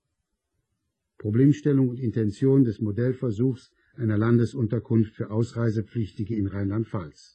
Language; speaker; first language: German; native; German